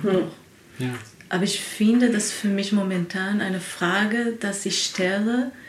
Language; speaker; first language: German; non-native, learner; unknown